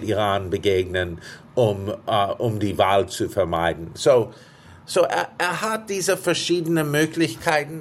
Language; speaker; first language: German; non-native, fluent; English